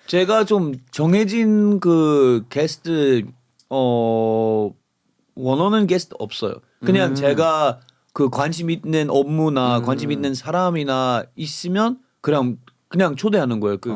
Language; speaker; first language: Korean; non-native, fluent; English